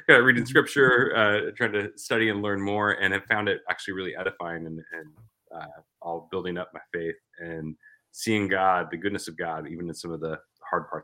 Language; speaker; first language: English; native; English